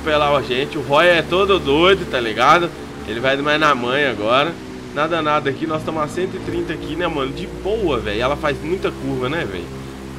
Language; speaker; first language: Portuguese; native; Portuguese